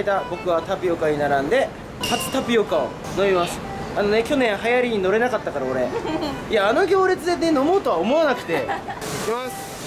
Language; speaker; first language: Japanese; native; Japanese